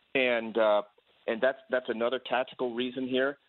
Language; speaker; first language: English; native; English